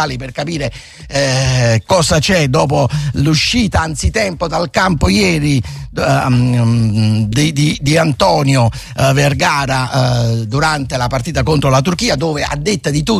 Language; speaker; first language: Italian; native; Italian